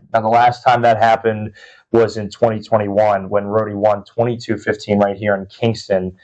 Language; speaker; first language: English; native; English